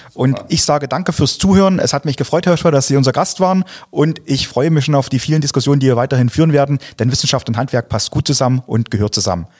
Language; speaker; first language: German; native; German